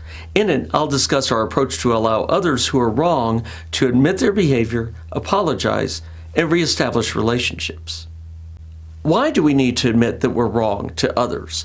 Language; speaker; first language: English; native; English